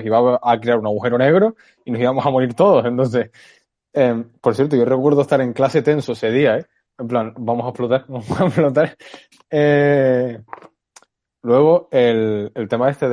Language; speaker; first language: Spanish; native; Spanish